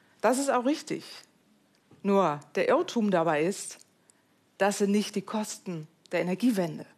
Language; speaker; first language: German; native; German